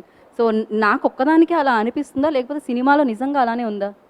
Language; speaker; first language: Telugu; native; Telugu